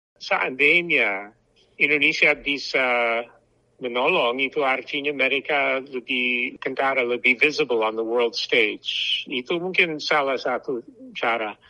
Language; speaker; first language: Indonesian; non-native, fluent; English